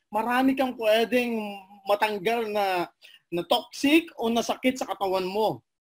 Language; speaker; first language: Filipino; non-native, local second language; Cebuano